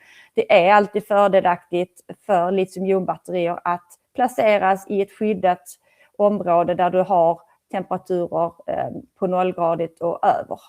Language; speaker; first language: Swedish; native; Swedish